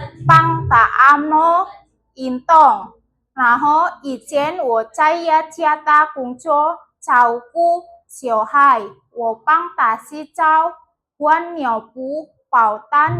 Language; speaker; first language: Chinese; non-native, learner; Indonesian